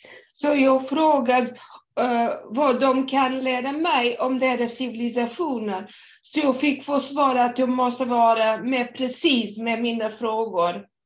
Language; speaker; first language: Swedish; non-native, fluent; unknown